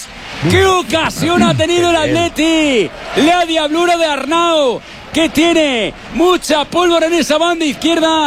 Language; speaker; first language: Spanish; native; Spanish